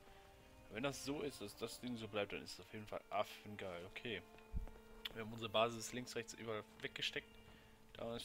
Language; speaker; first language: German; native; German